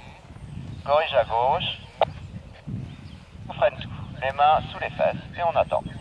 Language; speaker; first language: French; native; French